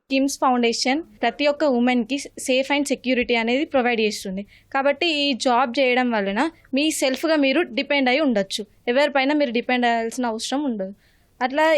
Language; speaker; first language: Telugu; native; Telugu